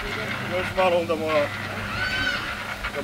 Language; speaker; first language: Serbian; non-native, learner; Rundi